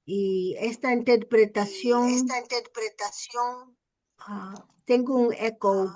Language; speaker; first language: Spanish; early bilingual, heritage; English